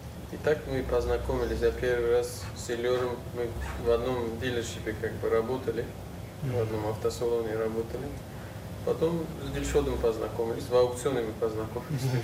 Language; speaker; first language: Russian; non-native, fluent; Uzbek